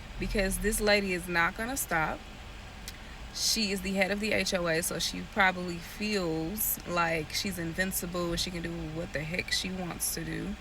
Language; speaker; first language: English; native; English